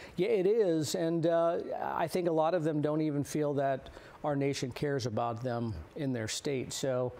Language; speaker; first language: English; native; English